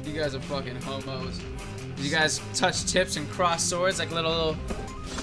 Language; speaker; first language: English; native; English